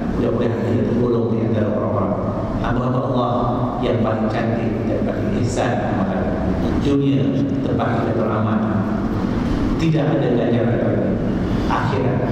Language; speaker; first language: Malay; native; Malay